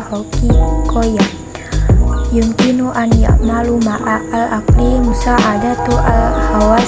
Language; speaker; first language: Arabic; non-native, learner; Indonesian